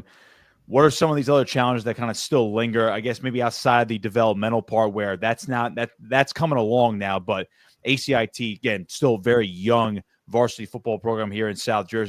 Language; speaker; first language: English; native; English